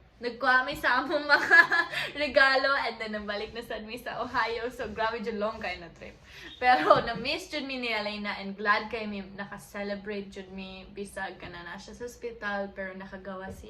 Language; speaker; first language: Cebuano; non-native, local second language; English